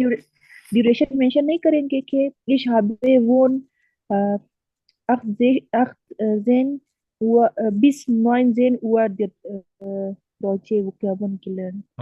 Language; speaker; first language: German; non-native, learner; Urdu